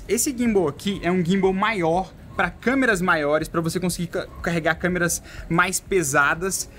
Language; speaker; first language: Portuguese; native; Portuguese